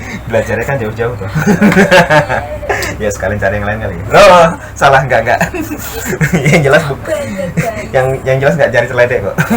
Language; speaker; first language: Indonesian; native; Indonesian